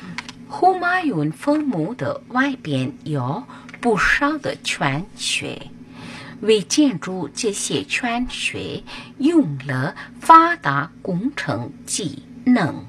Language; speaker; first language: Chinese; non-native, fluent; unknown